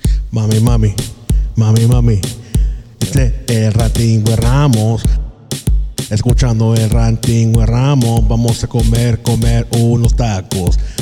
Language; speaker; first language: Spanish; early bilingual, other home language; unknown